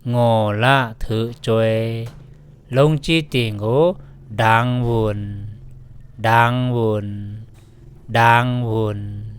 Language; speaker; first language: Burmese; non-native, local second language; Pa'o Karen